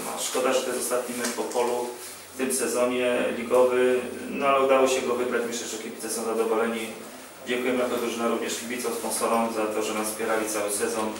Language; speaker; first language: Polish; native; Polish